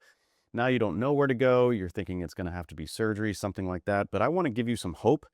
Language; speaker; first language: English; native; English